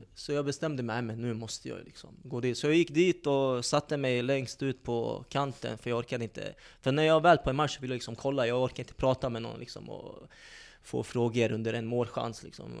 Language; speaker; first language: Swedish; early bilingual, other home language; Bosnian